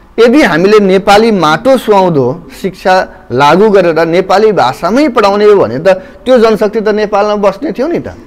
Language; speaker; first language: Nepali; native; Nepali